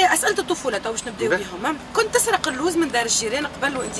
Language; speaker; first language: Arabic; native; Arabic